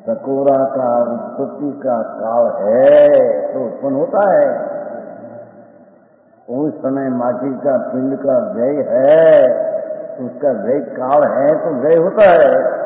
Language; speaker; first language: Hindi; non-native, local second language; Gujarati